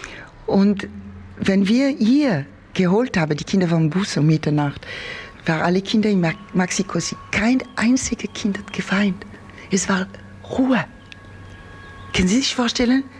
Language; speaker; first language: German; non-native, fluent; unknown